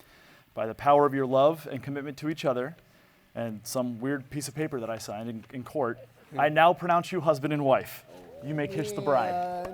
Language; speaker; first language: English; native; English